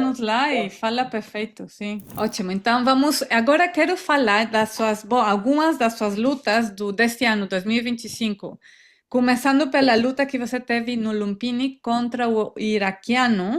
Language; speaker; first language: Portuguese; non-native, fluent; Spanish